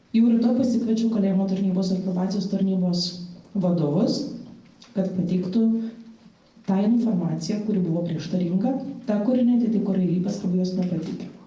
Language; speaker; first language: Lithuanian; non-native, local second language; Polish